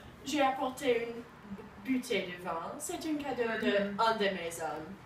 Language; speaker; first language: French; non-native, learner; English